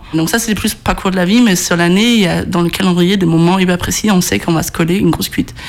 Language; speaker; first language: French; non-native, fluent; Danish